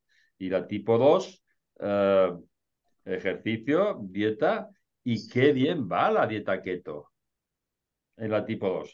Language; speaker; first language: Spanish; native; Spanish